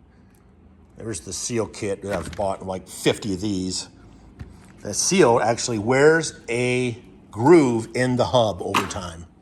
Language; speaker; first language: English; native; English